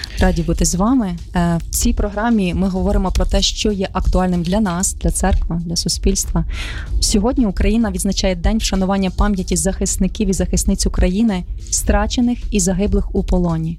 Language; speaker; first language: Ukrainian; native; Ukrainian